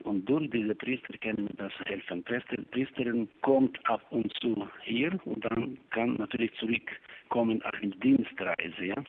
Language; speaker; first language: German; non-native, learner; Ukrainian